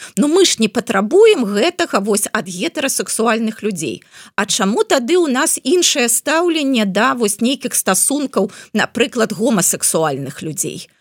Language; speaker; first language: Belarusian; non-native, local second language; Russian